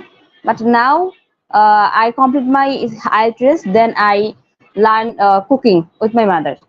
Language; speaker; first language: English; non-native, learner; Bangla